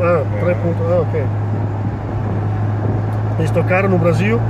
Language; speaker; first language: Portuguese; non-native, learner; Italian